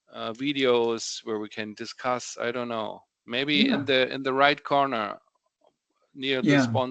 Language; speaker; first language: English; non-native, fluent; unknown